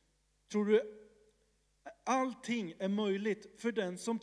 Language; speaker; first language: Swedish; early bilingual, other home language; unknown